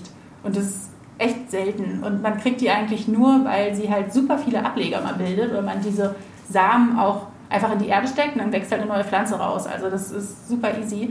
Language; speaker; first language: German; native; German